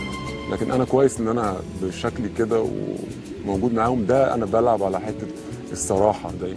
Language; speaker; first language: Arabic; native; Arabic